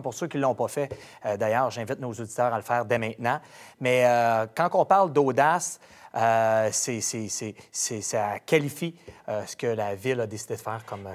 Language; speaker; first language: French; native; French